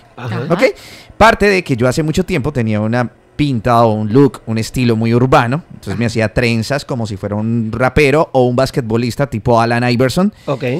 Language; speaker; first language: Spanish; native; Spanish